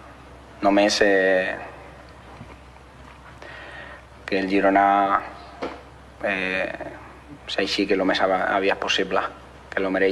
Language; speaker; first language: Catalan; non-native, local second language; Spanish